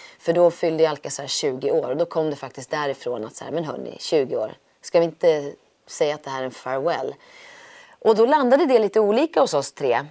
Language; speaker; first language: Swedish; native; Swedish